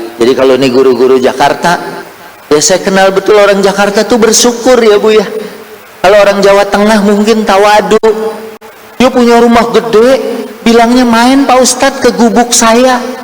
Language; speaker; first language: Indonesian; native; Indonesian